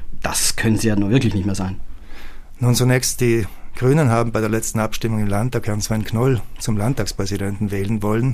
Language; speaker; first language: German; native; German